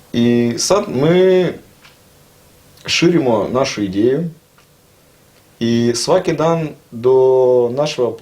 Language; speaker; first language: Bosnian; non-native, learner; Russian